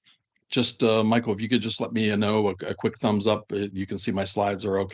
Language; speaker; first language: English; native; English